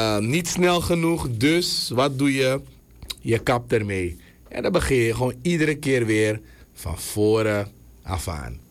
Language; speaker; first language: Dutch; native; Dutch